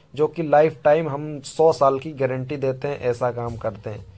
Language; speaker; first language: Hindi; native; Hindi